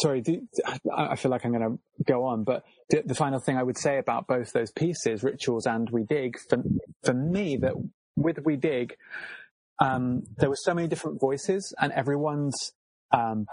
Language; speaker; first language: English; native; English